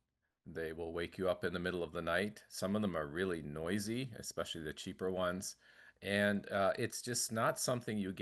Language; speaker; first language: English; native; English